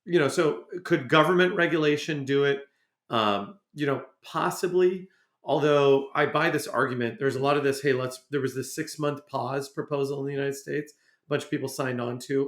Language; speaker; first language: English; native; English